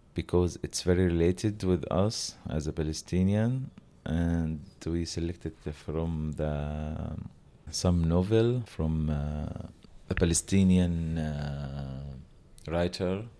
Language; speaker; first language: English; non-native, learner; Arabic